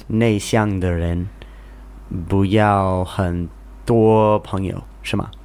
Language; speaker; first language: Chinese; non-native, fluent; English